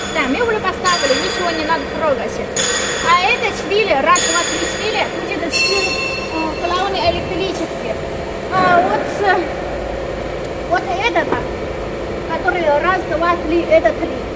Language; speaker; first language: Russian; non-native, learner; Chinese